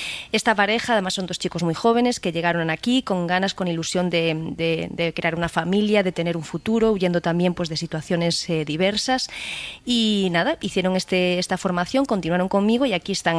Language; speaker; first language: Spanish; native; Spanish